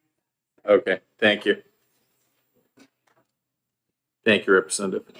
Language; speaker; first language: English; native; English